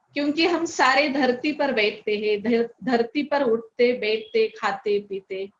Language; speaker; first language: Hindi; non-native, local second language; Marathi